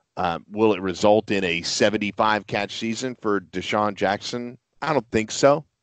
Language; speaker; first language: English; native; English